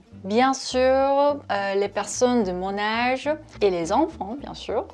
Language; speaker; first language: French; non-native, fluent; Korean